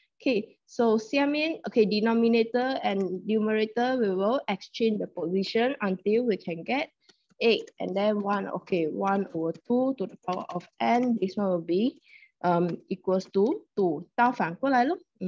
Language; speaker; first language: English; non-native, local second language; Chinese